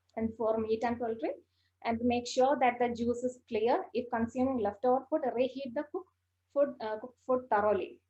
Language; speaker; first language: English; non-native, local second language; Malayalam